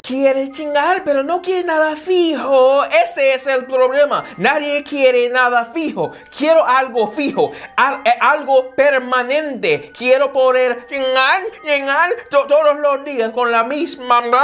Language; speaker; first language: Spanish; non-native, fluent; English